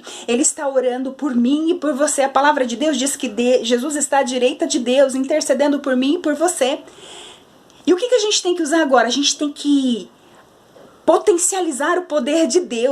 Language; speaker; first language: Portuguese; native; Portuguese